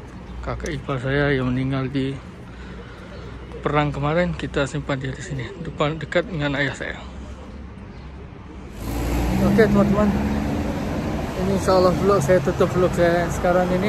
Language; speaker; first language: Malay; early bilingual, heritage; Malay